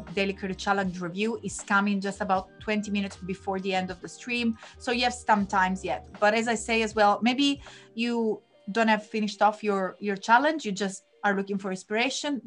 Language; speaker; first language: English; non-native, fluent; Italian